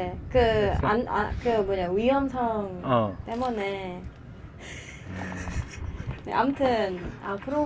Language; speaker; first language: Korean; non-native, fluent; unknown